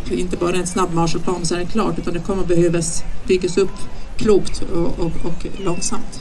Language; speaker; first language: Swedish; native; Swedish